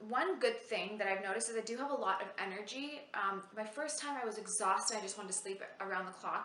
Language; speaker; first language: English; native; English